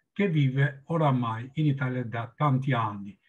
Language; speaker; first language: Italian; non-native, fluent; Albanian